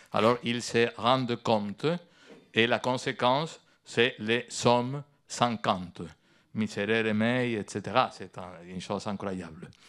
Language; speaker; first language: French; non-native, fluent; Spanish